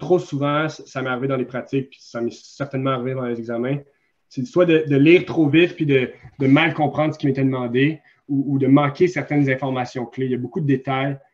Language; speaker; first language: French; native; French